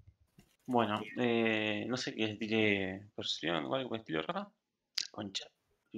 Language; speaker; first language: Spanish; native; Spanish